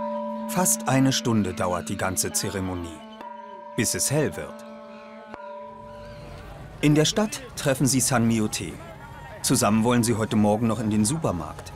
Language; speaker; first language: German; native; German